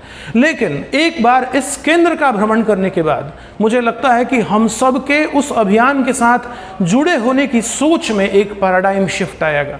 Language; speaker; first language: Hindi; native; Hindi